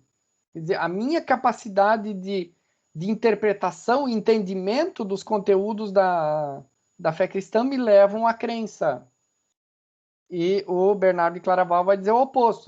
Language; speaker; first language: Portuguese; native; Portuguese